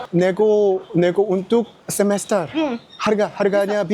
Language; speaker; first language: Indonesian; non-native, learner; Korean